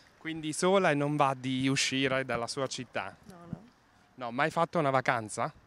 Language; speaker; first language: Italian; native; Italian